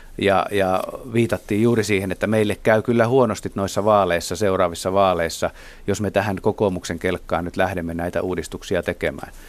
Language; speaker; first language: Finnish; native; Finnish